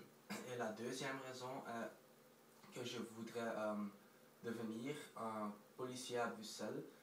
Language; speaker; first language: French; non-native, local second language; Dutch